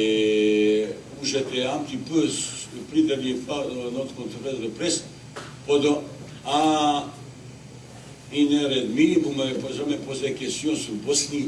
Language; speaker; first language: French; non-native, learner; Bosnian